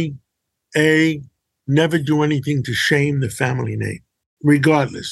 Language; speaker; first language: English; early bilingual, other home language; Greek